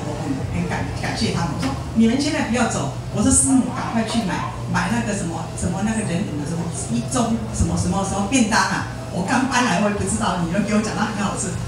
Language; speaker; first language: Chinese; non-native, local second language; Hakka Chinese